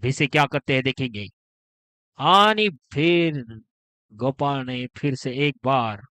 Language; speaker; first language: Hindi; non-native, local second language; Marathi